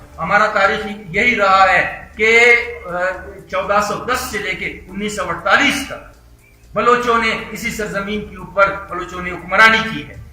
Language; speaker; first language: Urdu; non-native, local second language; Baluchi